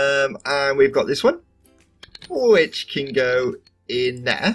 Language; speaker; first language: English; native; English